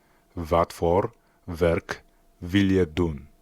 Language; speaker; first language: Dutch; non-native, learner; Tigrinya